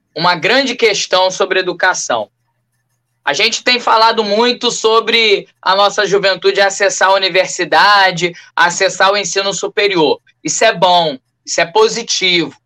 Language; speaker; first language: Portuguese; native; Portuguese